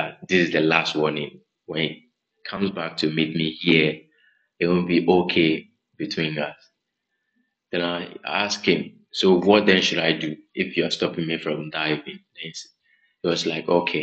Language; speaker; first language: English; non-native, local second language; Ewe